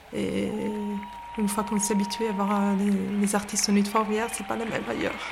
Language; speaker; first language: French; non-native, fluent; Italian